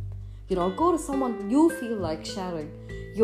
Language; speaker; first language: English; non-native, local second language; Tamil